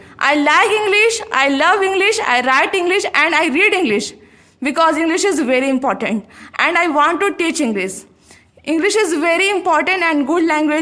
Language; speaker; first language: English; non-native, learner; Hindi